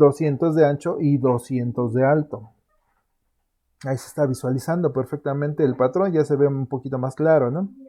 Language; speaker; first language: Spanish; native; Spanish